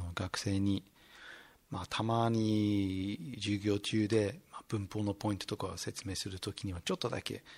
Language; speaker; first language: Japanese; non-native, fluent; English